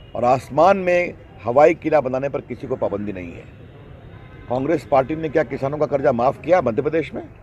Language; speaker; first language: Hindi; native; Hindi